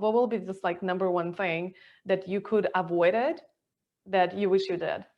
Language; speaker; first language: English; non-native, fluent; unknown